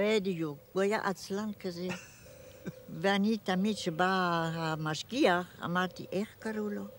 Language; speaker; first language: Hebrew; non-native, fluent; German